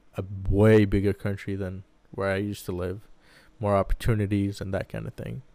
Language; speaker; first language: English; early bilingual, other home language; Arabic